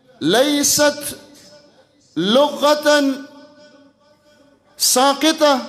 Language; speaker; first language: Arabic; non-native, fluent; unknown